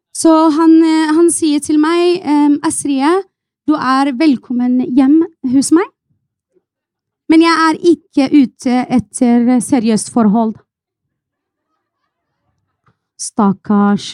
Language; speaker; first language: Norwegian; non-native, fluent; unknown